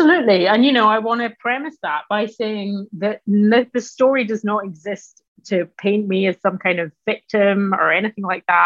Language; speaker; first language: English; native; English